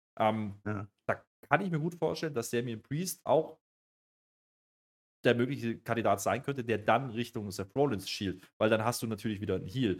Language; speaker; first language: German; native; German